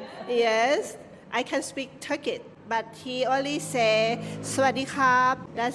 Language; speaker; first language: English; non-native, learner; Thai